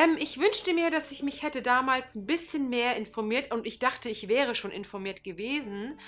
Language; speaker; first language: German; early bilingual, other home language; Turkish